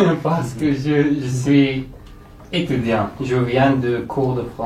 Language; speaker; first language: French; non-native, learner; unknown